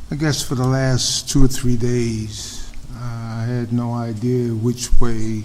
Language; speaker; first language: English; native; English